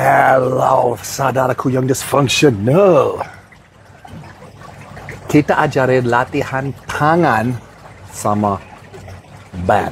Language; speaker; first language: Indonesian; non-native, fluent; English